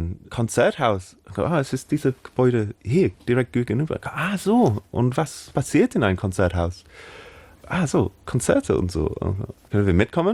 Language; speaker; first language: German; non-native, learner; English